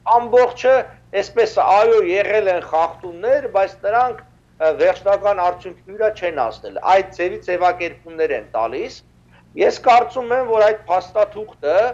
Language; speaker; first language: Armenian; native; Armenian